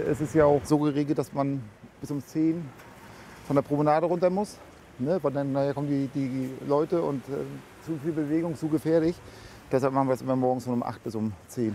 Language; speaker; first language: German; native; German